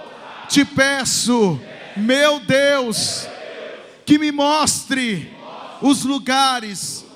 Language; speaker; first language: Portuguese; native; Portuguese